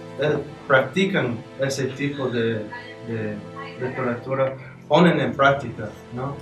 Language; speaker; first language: Spanish; non-native, fluent; English